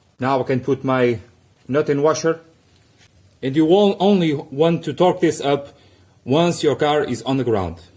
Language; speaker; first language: English; non-native, fluent; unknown